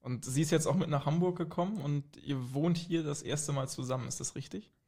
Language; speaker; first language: German; native; German